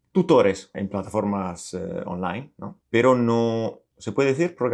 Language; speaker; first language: Spanish; non-native, fluent; Italian